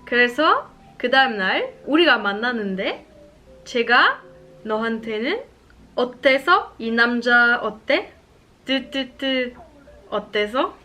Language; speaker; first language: Korean; non-native, learner; French